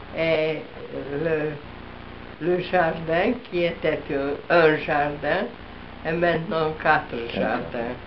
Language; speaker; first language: French; non-native, fluent; Hungarian